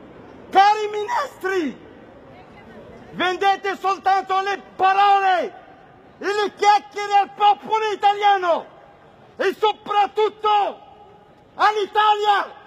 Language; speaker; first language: Italian; non-native, fluent; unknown